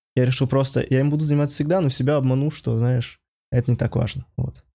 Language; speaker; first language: Russian; native; Russian